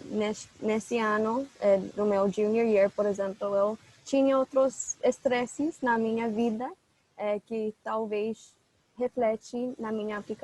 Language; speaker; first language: Portuguese; non-native, fluent; English